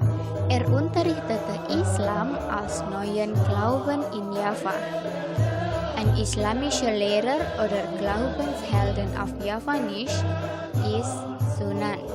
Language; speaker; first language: German; non-native, learner; Indonesian